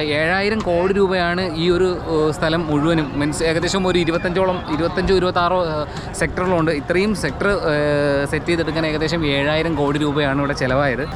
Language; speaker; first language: Malayalam; native; Malayalam